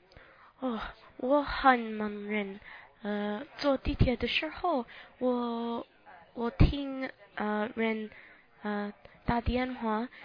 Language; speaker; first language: Chinese; non-native, learner; English